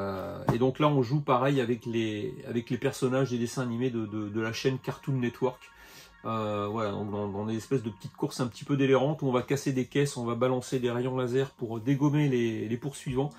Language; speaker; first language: French; native; French